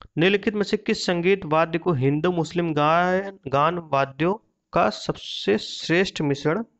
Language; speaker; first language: Hindi; native; Hindi